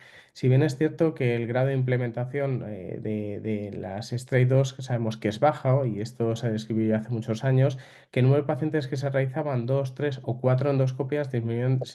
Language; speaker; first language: Spanish; native; Spanish